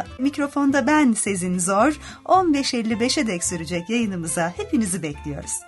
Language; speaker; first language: Turkish; native; Turkish